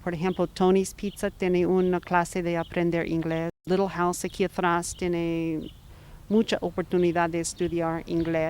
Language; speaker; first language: Spanish; non-native, fluent; English